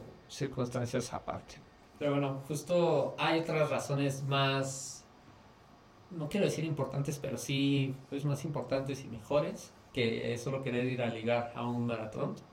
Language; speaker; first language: Spanish; native; Spanish